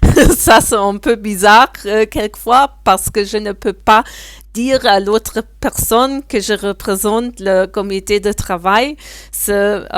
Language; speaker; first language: French; non-native, learner; German